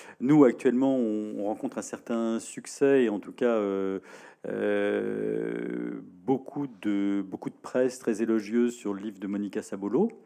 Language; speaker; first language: French; native; French